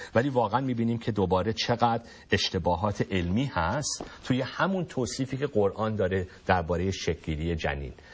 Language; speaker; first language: Persian; native; Persian